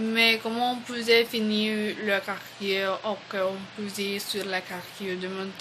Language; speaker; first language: French; non-native, learner; Spanish